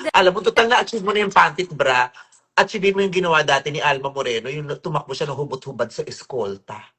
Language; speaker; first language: Filipino; native; Filipino